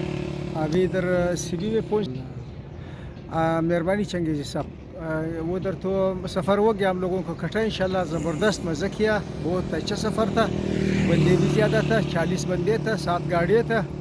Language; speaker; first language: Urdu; non-native, local second language; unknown